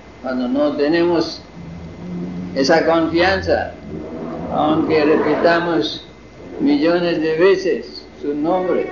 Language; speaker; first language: Spanish; non-native, fluent; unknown